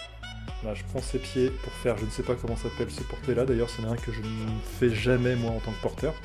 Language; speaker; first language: French; native; French